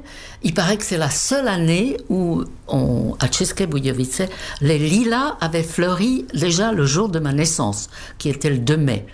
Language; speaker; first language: French; non-native, fluent; Czech